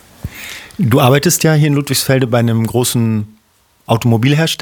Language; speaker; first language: German; native; German